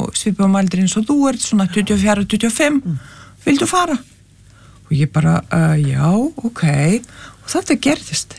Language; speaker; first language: Icelandic; non-native, fluent; Lithuanian